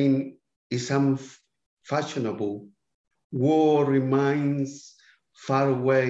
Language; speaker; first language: English; non-native, fluent; Spanish